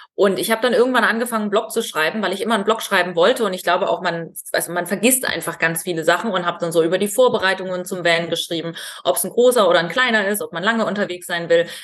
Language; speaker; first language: German; native; German